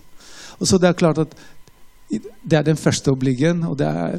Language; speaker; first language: Norwegian; non-native, fluent; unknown